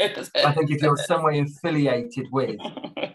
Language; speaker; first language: English; native; English